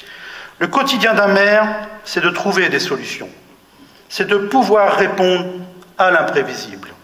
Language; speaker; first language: French; native; French